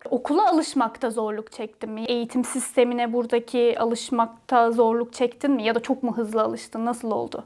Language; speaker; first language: Turkish; native; Turkish